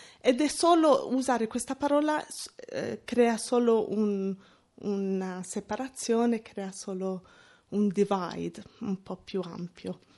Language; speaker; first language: Italian; non-native, fluent; English